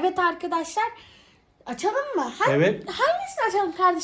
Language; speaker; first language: Turkish; native; Turkish